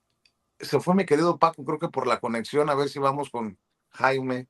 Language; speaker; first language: Spanish; native; Spanish